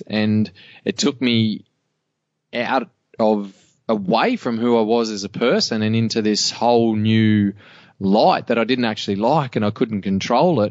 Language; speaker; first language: English; native; English